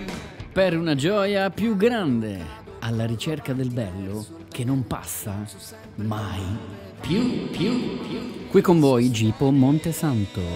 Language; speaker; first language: Italian; native; Italian